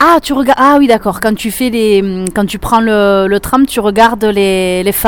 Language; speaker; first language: French; native; French